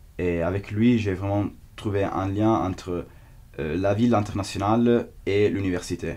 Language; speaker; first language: French; non-native, fluent; Italian